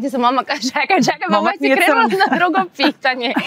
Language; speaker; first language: Serbian; native; Serbian